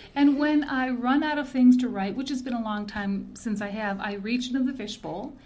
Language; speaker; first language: English; native; English